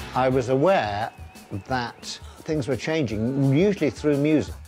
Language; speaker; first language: English; native; English